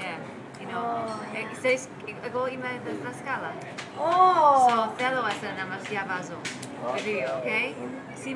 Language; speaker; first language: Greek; non-native, learner; English